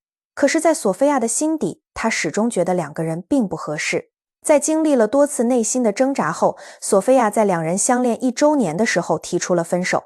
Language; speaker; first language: Chinese; native; Chinese